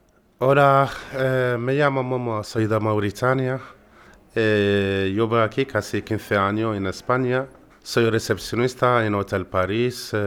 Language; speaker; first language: Spanish; non-native, fluent; Arabic